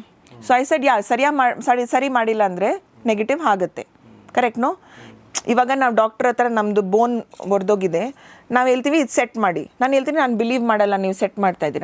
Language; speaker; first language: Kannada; non-native, local second language; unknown